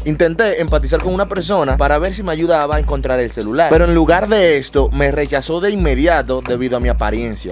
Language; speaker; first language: Spanish; native; Spanish